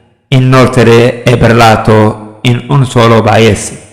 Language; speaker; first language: Italian; non-native, fluent; Somali